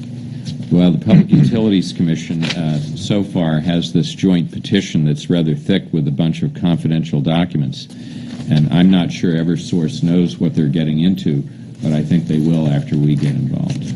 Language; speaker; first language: English; native; English